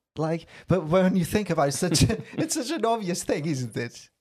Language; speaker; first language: English; non-native, fluent; Portuguese